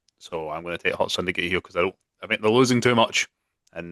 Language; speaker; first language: English; native; English